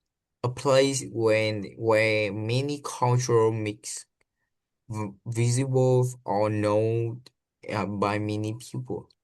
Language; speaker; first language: English; non-native, learner; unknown